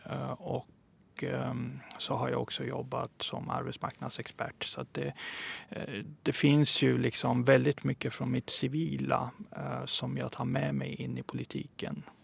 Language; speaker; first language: Swedish; early bilingual, other home language; Persian